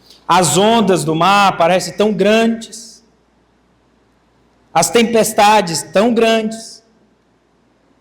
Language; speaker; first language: Portuguese; native; Portuguese